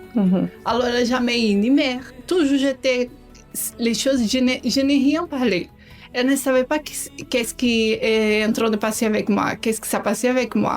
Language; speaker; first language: French; non-native, learner; Portuguese